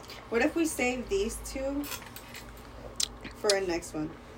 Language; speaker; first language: English; early bilingual, other home language; Spanish